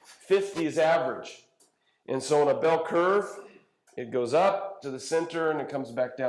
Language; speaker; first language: English; native; English